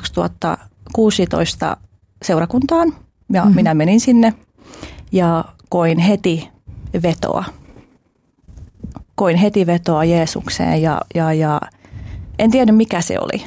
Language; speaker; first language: Finnish; early bilingual, other home language; Albanian